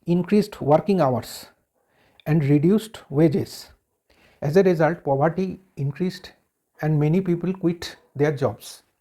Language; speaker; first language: English; non-native, local second language; Bangla